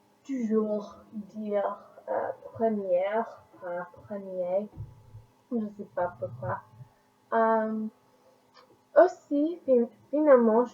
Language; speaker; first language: French; non-native, learner; English